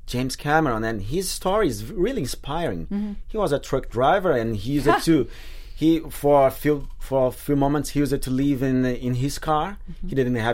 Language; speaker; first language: English; non-native, fluent; Portuguese